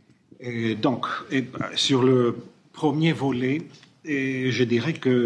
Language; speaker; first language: French; non-native, fluent; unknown